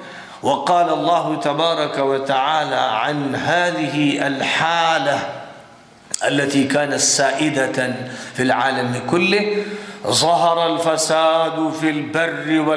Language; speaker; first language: Arabic; non-native, fluent; Urdu